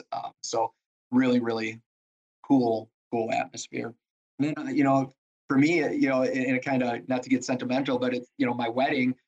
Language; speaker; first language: English; native; English